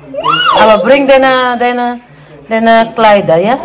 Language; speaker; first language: German; non-native, learner; Cebuano